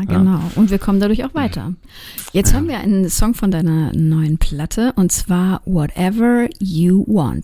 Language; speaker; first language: German; native; German